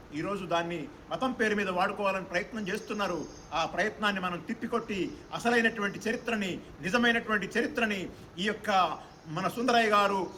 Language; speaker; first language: Telugu; native; Telugu